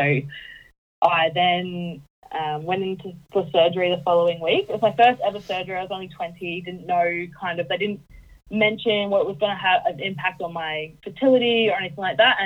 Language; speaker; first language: English; native; English